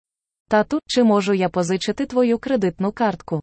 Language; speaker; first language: Ukrainian; native; Ukrainian